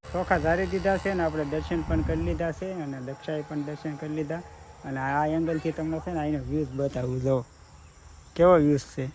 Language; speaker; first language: Gujarati; native; Gujarati